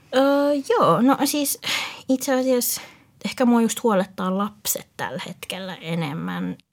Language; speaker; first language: Finnish; early bilingual, other home language; Vietnamese